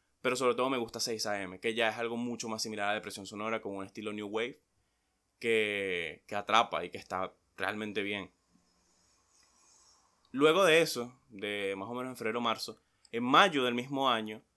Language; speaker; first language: Spanish; native; Spanish